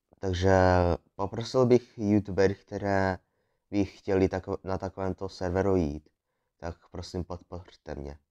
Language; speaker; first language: Czech; early bilingual, other home language; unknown